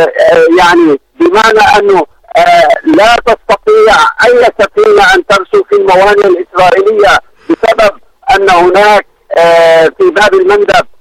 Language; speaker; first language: Arabic; native; Arabic